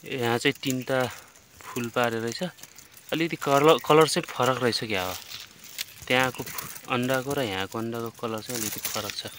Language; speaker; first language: Nepali; non-native, local second language; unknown